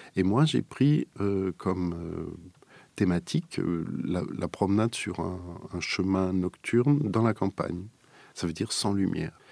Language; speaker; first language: French; native; French